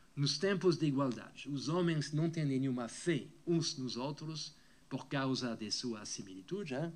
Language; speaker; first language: Portuguese; non-native, fluent; French